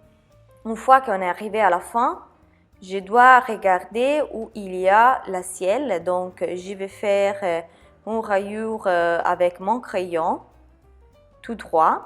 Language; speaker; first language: French; non-native, fluent; Italian